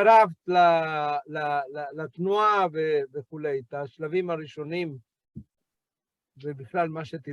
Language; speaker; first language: Hebrew; non-native, fluent; Spanish